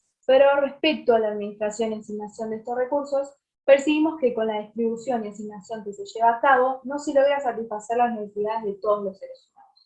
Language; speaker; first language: Spanish; native; Spanish